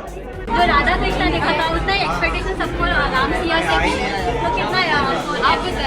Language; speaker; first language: Hindi; native; Hindi